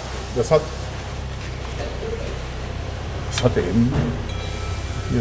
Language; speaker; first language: German; native; German